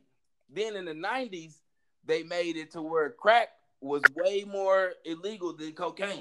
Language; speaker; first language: English; native; English